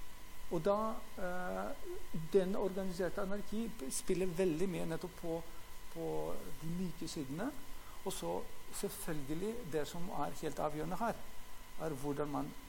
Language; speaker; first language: Norwegian; non-native, fluent; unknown